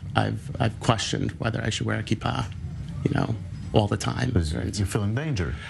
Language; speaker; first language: English; native; English